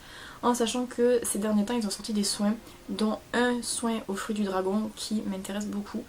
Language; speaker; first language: French; native; French